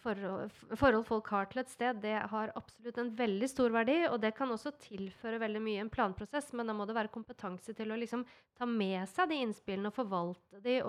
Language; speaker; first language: Norwegian; native; Norwegian